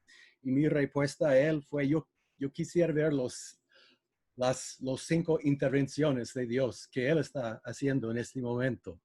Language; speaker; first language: Spanish; non-native, fluent; English